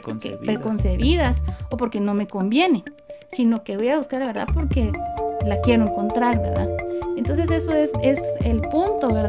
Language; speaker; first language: Spanish; native; Spanish